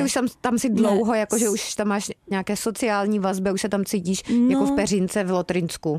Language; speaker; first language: Czech; native; Czech